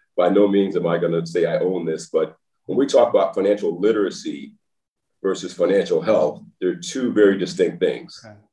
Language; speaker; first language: English; native; English